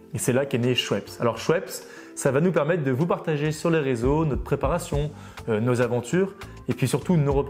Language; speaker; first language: French; native; French